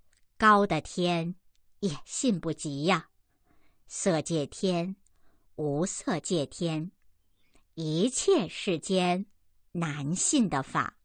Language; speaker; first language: Chinese; native; Chinese